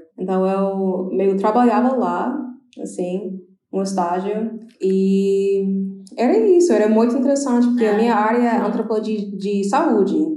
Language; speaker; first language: Portuguese; non-native, fluent; English